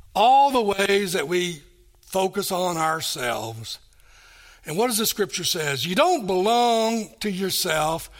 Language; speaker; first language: English; native; English